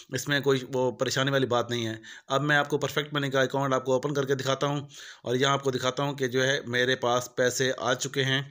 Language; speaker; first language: Urdu; non-native, local second language; Punjabi